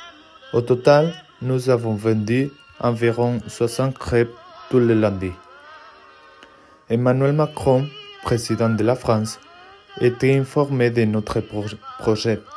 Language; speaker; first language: French; non-native, learner; Spanish